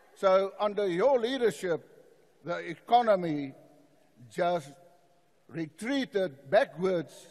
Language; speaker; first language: English; non-native, local second language; Afrikaans